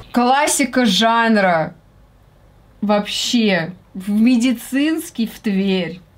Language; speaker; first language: Russian; native; Russian